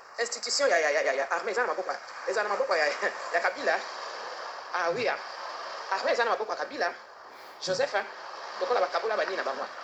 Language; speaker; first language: Lingala; non-native, local second language; Kituba (Democratic Republic of Congo)